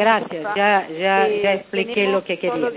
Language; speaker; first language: Spanish; non-native, fluent; Portuguese